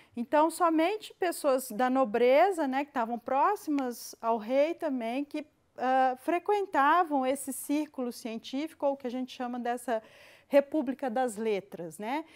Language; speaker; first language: Portuguese; native; Portuguese